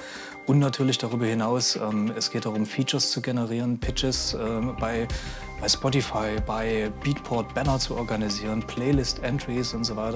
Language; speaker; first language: German; native; German